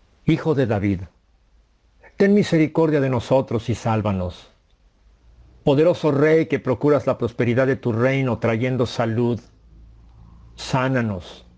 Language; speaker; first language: Spanish; native; Spanish